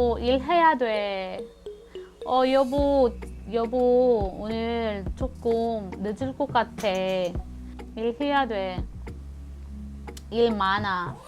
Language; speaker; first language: Korean; non-native, fluent; Filipino